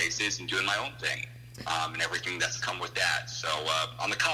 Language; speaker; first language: English; native; English